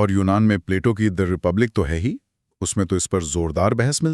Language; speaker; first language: Hindi; native; Hindi